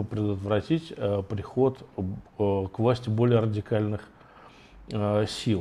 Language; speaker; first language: Russian; native; Russian